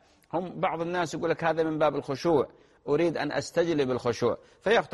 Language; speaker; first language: Arabic; native; Arabic